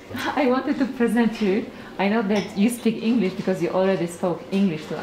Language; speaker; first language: English; non-native, fluent; Polish